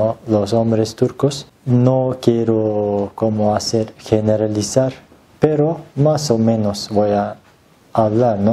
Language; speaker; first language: Spanish; non-native, learner; Turkish